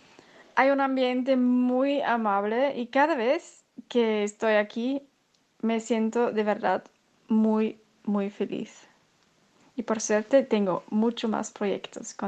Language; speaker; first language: Spanish; non-native, fluent; German